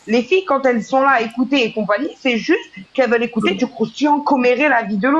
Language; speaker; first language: French; native; French